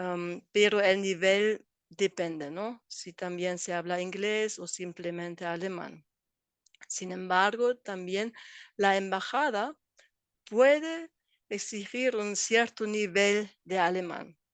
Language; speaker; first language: Spanish; non-native, fluent; German